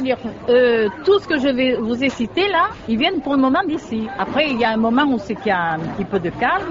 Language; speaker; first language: French; native; French